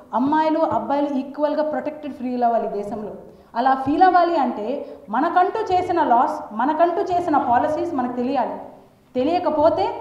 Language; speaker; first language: Telugu; native; Telugu